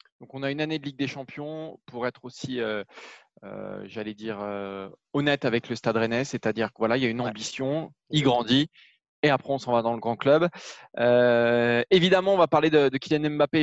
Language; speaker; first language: French; native; French